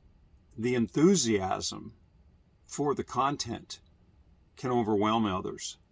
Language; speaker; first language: English; native; English